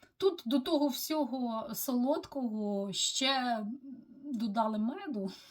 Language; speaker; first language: Ukrainian; non-native, local second language; Russian